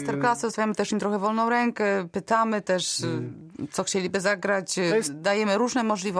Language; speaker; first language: Polish; native; Polish